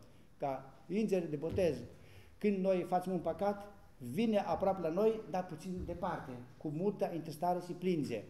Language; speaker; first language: Romanian; non-native, learner; Greek